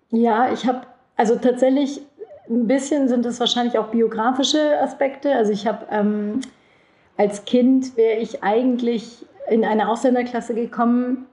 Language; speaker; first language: German; early bilingual, other home language; Turkish